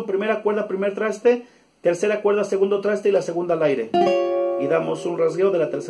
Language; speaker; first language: Spanish; native; Spanish